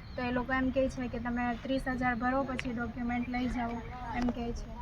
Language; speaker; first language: Gujarati; native; Gujarati